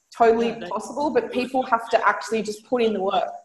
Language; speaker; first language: English; native; English